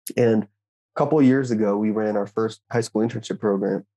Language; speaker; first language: English; native; English